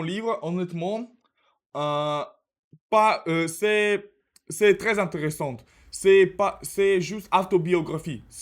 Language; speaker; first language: French; non-native, learner; Russian